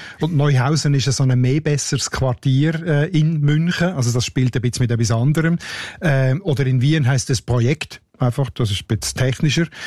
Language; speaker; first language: German; native; German